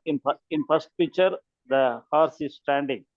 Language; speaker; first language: English; non-native, learner; Tamil